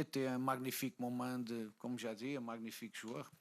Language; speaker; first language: French; non-native, fluent; Portuguese